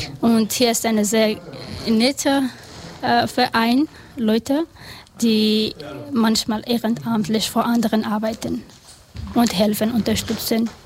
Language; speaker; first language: German; non-native, learner; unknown